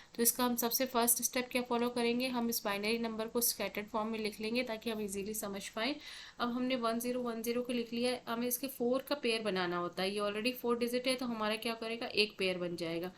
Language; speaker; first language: Hindi; native; Hindi